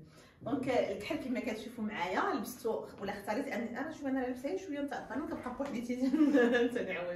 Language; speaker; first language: Arabic; native; Arabic